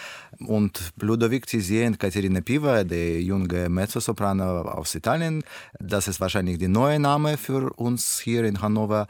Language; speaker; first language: German; non-native, learner; Russian